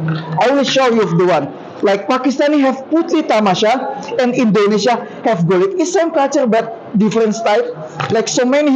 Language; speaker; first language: English; non-native, learner; Indonesian